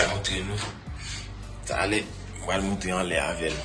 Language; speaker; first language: French; non-native, learner; Haitian Creole